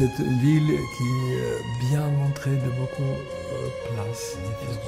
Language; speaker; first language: French; non-native, fluent; Russian